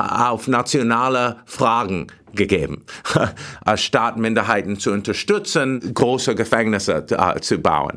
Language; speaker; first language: German; non-native, fluent; English